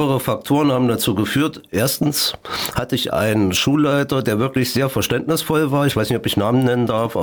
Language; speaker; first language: German; native; German